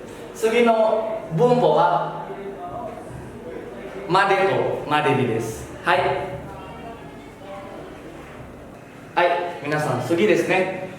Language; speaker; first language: Japanese; non-native, fluent; Indonesian